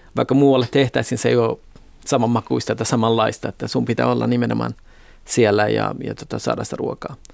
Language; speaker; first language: Finnish; non-native, fluent; Kurdish